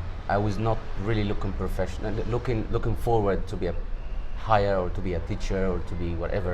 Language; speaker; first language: English; non-native, fluent; Arabic